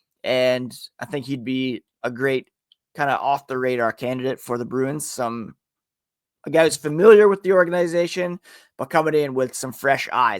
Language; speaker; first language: English; native; English